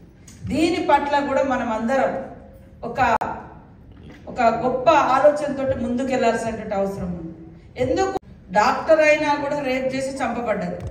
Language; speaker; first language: Telugu; native; Telugu